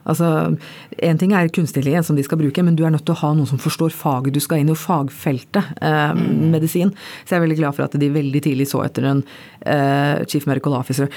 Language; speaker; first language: Norwegian; early bilingual, other home language; Bangla